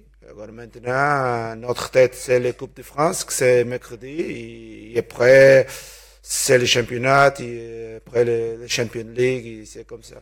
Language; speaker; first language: French; non-native, learner; Portuguese